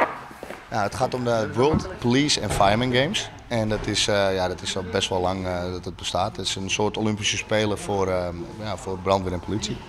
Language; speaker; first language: Dutch; native; Dutch